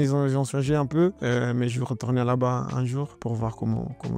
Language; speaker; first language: French; non-native, learner; Portuguese